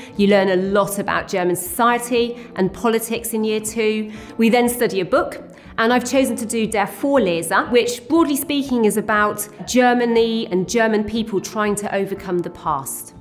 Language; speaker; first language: English; native; English